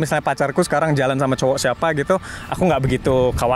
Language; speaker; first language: Indonesian; native; Indonesian